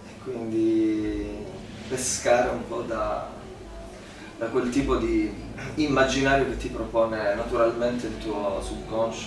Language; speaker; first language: Italian; native; Italian